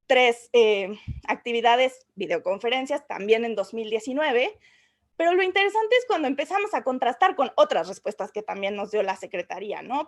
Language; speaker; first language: Spanish; native; Spanish